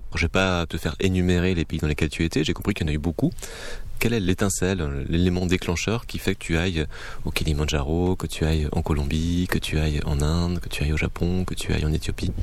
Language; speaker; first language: French; native; French